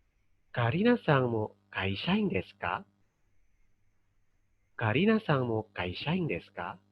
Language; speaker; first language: Japanese; non-native, fluent; Indonesian